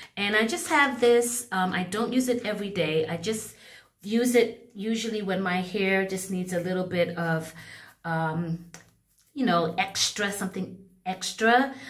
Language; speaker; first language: English; native; English